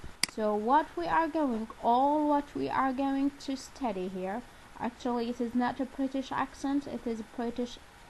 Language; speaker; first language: English; non-native, learner; Arabic